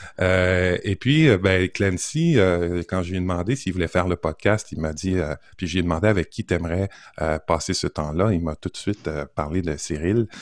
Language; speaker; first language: French; native; French